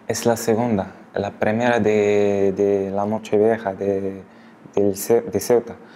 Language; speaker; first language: Spanish; non-native, learner; Arabic